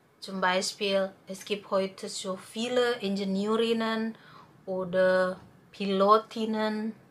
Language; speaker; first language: German; non-native, learner; Indonesian